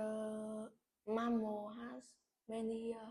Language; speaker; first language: English; non-native, learner; Vietnamese